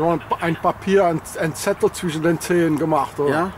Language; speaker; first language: German; non-native, learner; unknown